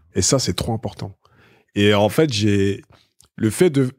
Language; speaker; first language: French; native; French